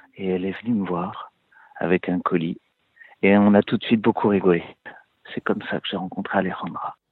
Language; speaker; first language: French; native; French